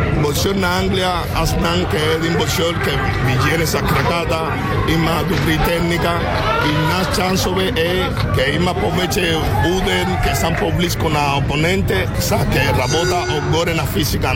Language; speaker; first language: Bulgarian; non-native, learner; Spanish